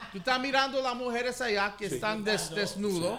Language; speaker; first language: Spanish; early bilingual, heritage; English